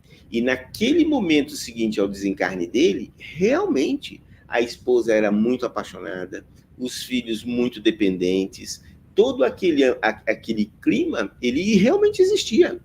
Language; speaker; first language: Portuguese; native; Portuguese